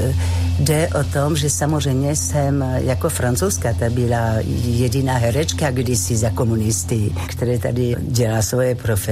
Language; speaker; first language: Czech; non-native, fluent; French